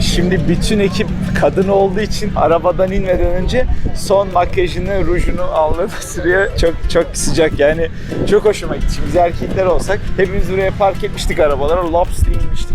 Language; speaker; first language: Turkish; native; Turkish